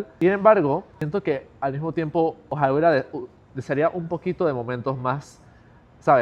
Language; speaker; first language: Spanish; native; Spanish